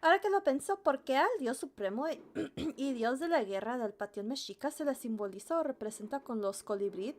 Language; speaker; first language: Spanish; early bilingual, heritage; Spanish